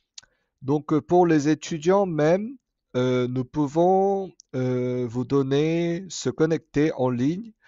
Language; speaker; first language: French; non-native, fluent; Korean